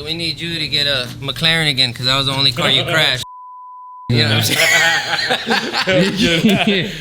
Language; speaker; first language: English; native; English